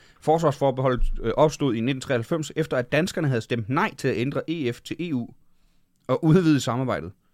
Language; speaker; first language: Danish; native; Danish